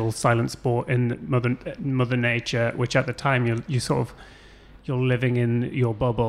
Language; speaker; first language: English; native; English